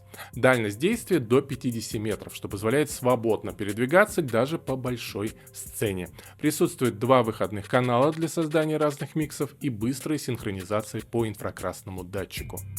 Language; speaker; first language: Russian; native; Russian